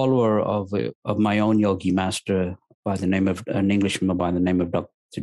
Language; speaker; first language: English; native; English